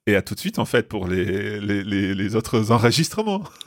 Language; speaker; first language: French; native; French